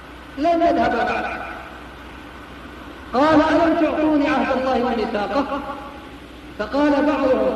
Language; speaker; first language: Arabic; native; Arabic